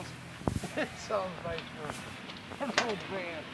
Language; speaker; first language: English; native; English